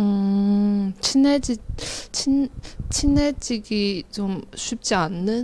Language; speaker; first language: Korean; non-native, fluent; Chinese